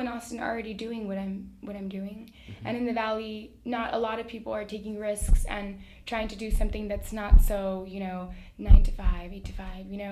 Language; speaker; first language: English; early bilingual, other home language; Spanish